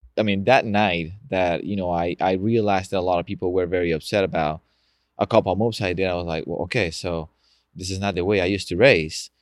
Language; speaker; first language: English; non-native, fluent; Spanish